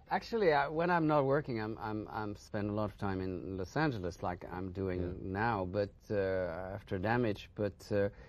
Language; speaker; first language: English; non-native, fluent; French